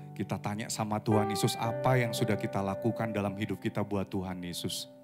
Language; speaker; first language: Indonesian; native; Indonesian